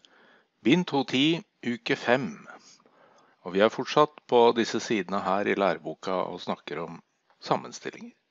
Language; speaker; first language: Norwegian; native; Norwegian